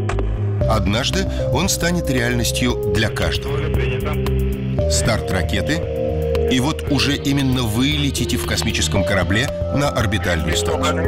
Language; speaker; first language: Russian; native; Russian